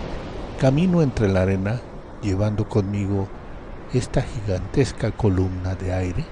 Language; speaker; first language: Spanish; native; Spanish